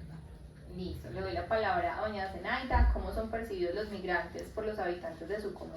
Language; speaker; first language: Spanish; native; Spanish